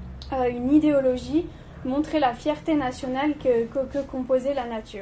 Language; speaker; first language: French; native; French